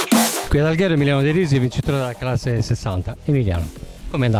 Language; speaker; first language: Italian; native; Italian